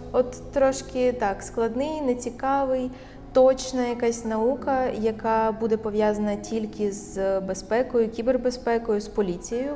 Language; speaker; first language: Ukrainian; native; Ukrainian